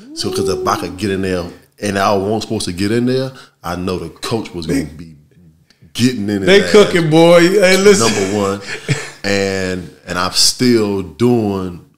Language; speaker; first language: English; native; English